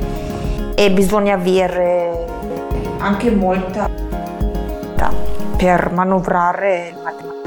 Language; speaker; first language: Italian; non-native, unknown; German